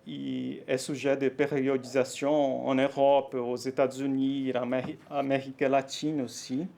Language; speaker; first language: French; non-native, fluent; Portuguese